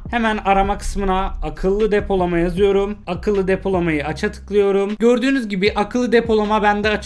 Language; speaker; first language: Turkish; native; Turkish